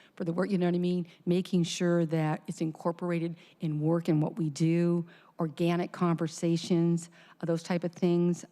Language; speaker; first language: English; native; English